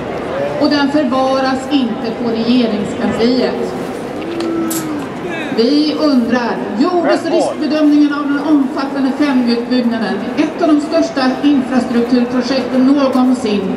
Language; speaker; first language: Swedish; native; Swedish